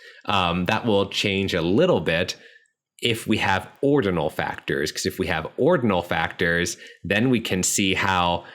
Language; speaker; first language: English; native; English